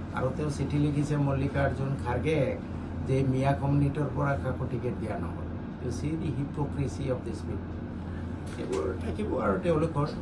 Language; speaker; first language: Assamese; non-native, local second language; Bangla